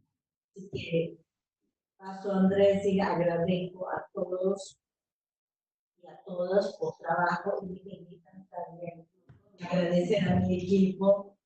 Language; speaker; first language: Spanish; non-native, fluent; Portuguese